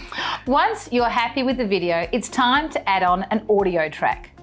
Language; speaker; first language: English; native; English